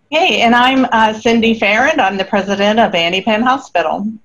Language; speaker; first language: English; native; English